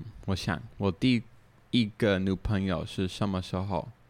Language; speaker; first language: Chinese; non-native, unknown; English